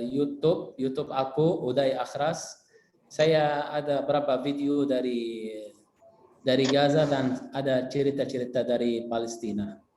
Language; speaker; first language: Indonesian; non-native, fluent; Arabic